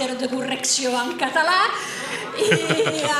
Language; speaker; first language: Catalan; non-native, fluent; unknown